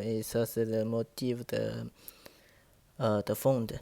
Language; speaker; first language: French; non-native, learner; Chinese